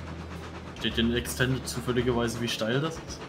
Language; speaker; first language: German; native; German